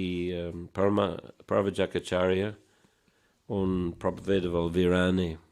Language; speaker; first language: Russian; non-native, fluent; English